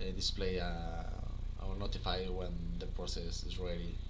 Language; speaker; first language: English; non-native, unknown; Spanish